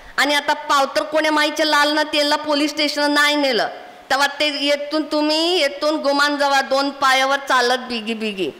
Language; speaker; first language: Marathi; non-native, local second language; Konkani